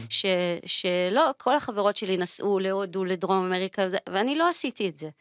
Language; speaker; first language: Hebrew; native; Hebrew